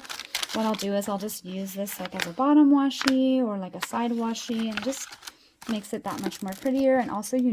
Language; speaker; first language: English; native; English